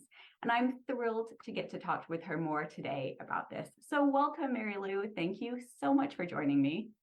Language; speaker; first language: English; native; English